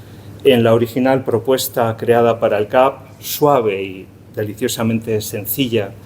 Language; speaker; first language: Spanish; native; Spanish